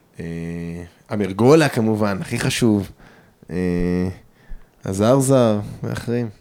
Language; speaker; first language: Hebrew; early bilingual, other home language; English